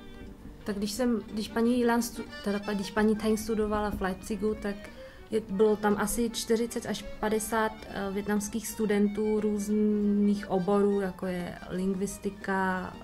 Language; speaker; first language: Czech; early bilingual, other home language; Vietnamese